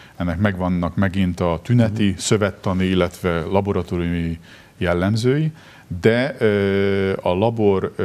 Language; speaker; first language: Hungarian; native; Hungarian